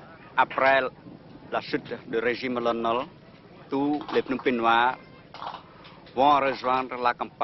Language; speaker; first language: French; non-native, local second language; Khmer